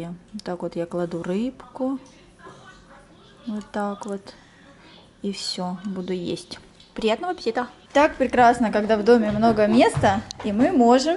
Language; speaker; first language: Russian; native; Russian